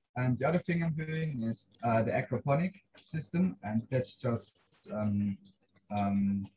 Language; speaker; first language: English; non-native, fluent; Swiss German